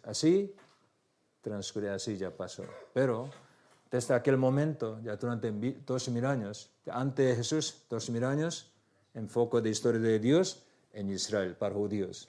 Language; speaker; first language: Spanish; non-native, learner; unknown